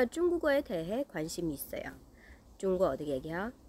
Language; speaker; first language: Korean; non-native, learner; Chinese